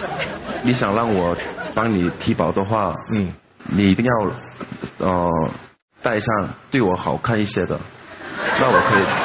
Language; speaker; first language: Chinese; non-native, fluent; Korean